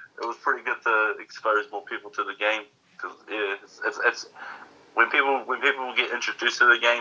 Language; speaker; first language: English; native; English